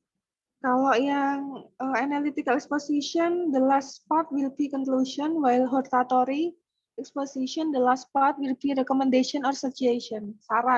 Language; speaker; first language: English; non-native, fluent; Indonesian